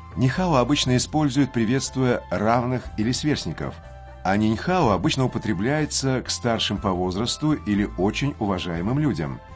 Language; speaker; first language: Russian; native; Russian